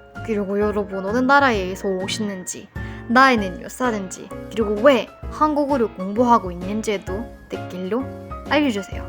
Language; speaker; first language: Korean; non-native, fluent; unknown